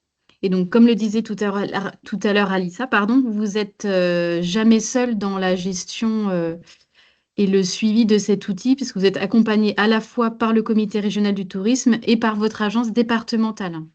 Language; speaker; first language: French; native; French